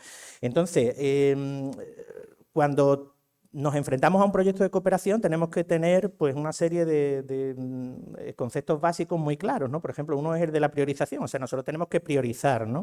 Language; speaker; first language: Spanish; native; Spanish